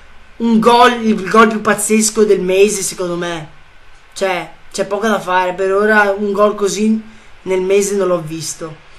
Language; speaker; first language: Italian; native; Italian